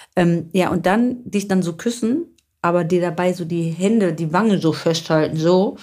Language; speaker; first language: German; early bilingual, other home language; Greek